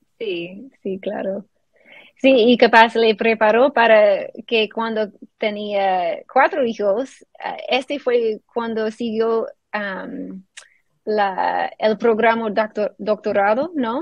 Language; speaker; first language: Spanish; non-native, fluent; English